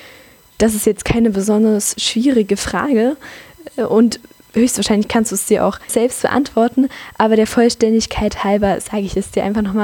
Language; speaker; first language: German; native; German